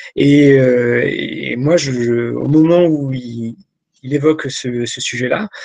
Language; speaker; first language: French; native; French